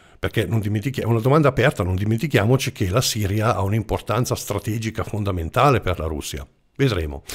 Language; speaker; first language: Italian; non-native, fluent; German